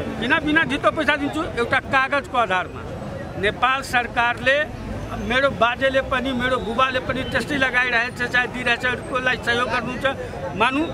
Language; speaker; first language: Nepali; non-native, local second language; Maithili